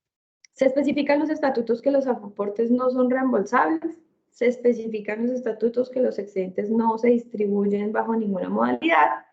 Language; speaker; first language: Spanish; native; Spanish